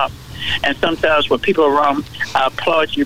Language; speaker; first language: English; native; English